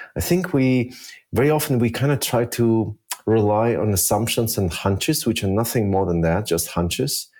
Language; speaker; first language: English; early bilingual, other home language; Russian